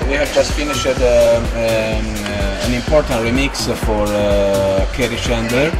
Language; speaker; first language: English; non-native, fluent; Italian